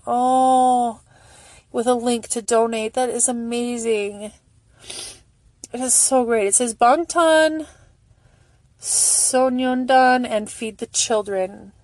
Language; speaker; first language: English; native; English